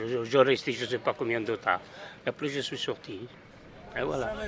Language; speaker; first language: French; non-native, fluent; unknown